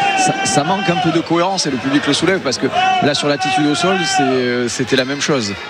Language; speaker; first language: French; native; French